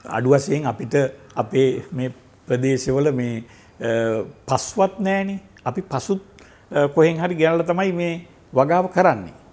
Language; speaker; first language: Sinhala; native; Sinhala